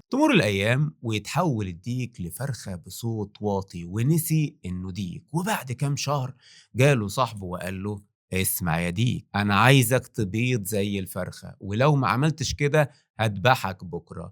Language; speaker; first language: Arabic; native; Arabic